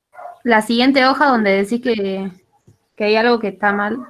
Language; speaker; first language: Spanish; native; Spanish